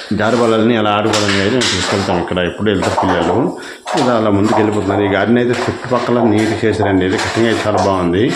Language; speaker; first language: Telugu; non-native, local second language; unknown